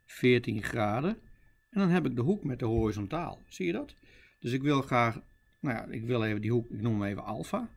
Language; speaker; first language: Dutch; native; Dutch